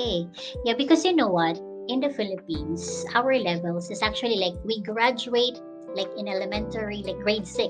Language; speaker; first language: English; non-native, local second language; Filipino